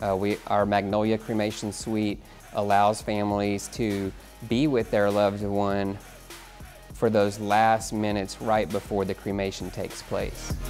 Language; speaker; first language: English; native; English